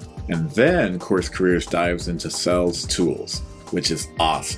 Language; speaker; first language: English; native; English